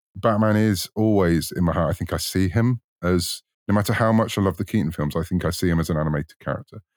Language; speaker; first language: English; native; English